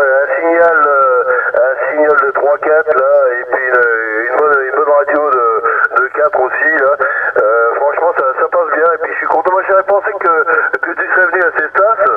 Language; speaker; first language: French; native; French